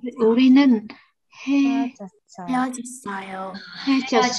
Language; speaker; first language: Korean; non-native, learner; Vietnamese